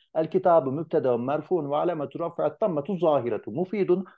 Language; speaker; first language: Turkish; native; Turkish